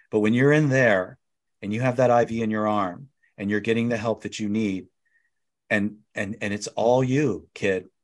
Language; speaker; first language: English; native; English